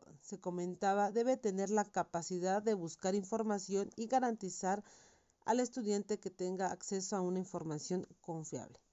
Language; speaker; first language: Spanish; native; Spanish